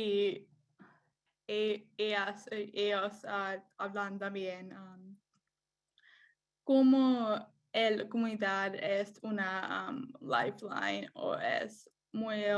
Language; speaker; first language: Spanish; non-native, learner; English